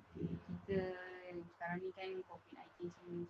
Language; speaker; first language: Malay; native; Malay